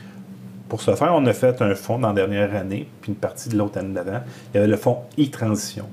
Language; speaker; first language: French; native; French